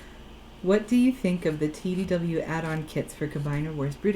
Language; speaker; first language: English; native; English